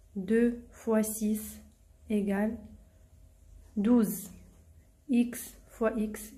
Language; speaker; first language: French; non-native, local second language; Arabic